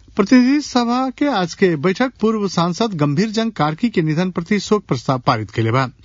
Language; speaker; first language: Bhojpuri; non-native, local second language; Nepali